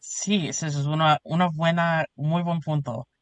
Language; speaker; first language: Spanish; early bilingual, heritage; Spanish